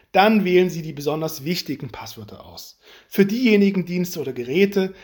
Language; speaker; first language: German; native; German